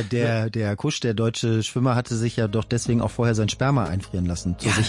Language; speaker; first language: German; native; German